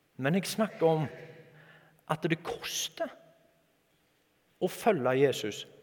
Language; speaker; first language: Norwegian; native; Norwegian